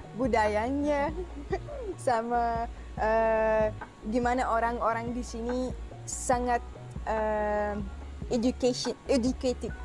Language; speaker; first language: Indonesian; non-native, fluent; Arabic